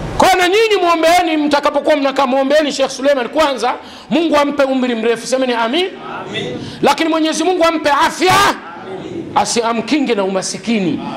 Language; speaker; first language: Swahili; native; Swahili